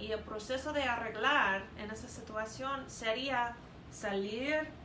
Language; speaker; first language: Spanish; non-native, fluent; English